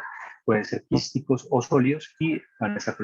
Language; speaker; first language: Spanish; native; Spanish